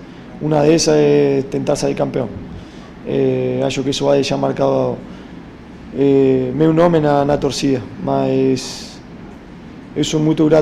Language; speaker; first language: Portuguese; non-native, fluent; Spanish